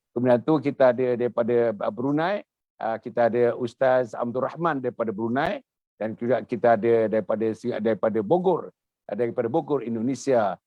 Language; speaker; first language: Malay; native; Malay